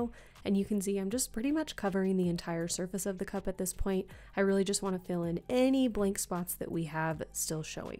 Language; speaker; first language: English; native; English